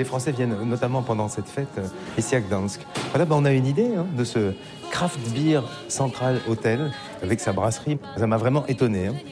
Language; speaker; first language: French; native; French